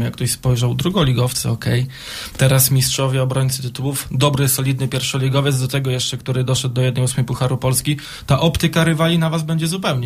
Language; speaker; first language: Polish; native; Polish